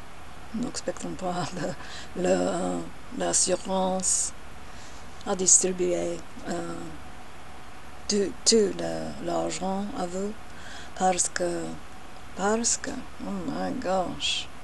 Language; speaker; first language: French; non-native, learner; English